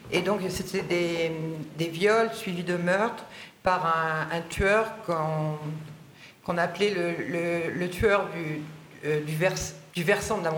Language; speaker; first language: French; native; French